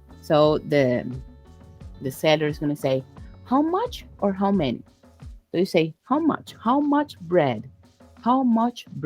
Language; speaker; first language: English; non-native, fluent; Spanish